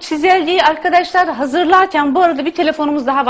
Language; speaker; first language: Turkish; native; Turkish